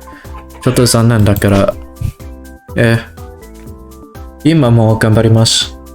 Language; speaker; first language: Japanese; non-native, learner; English